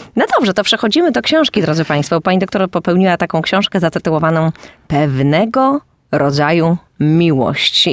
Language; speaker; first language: Polish; native; Polish